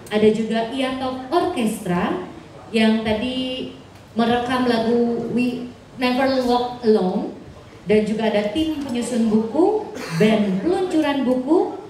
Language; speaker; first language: Indonesian; native; Indonesian